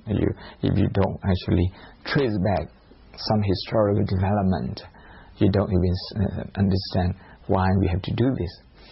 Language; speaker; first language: English; non-native, fluent; Shan